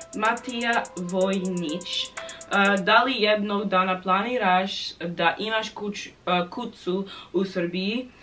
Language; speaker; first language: Bosnian; non-native, learner; English